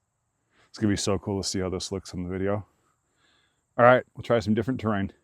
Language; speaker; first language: English; native; English